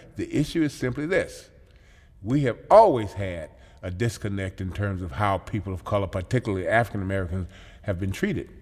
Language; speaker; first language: English; native; English